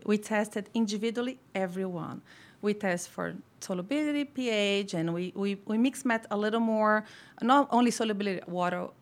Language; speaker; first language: English; non-native, fluent; Portuguese